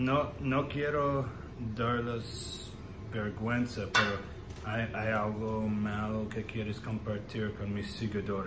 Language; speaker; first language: Spanish; non-native, learner; English